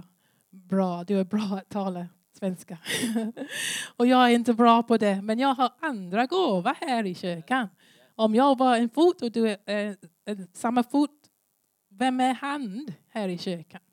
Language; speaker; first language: Swedish; non-native, learner; English